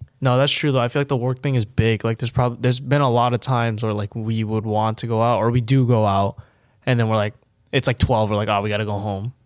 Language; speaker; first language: English; native; English